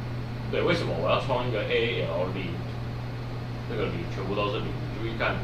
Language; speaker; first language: Chinese; native; Chinese